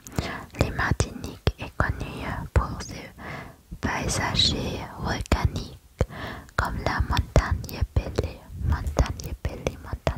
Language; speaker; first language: French; non-native, learner; German